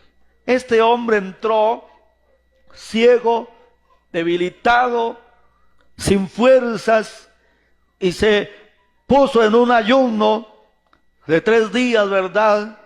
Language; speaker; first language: Spanish; native; Spanish